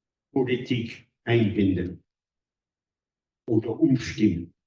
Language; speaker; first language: German; non-native, fluent; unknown